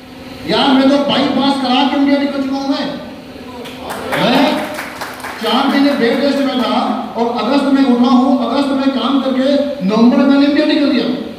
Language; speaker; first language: Hindi; native; Hindi